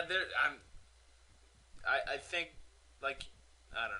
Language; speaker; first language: English; native; English